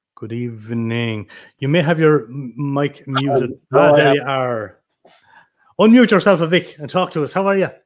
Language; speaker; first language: English; native; English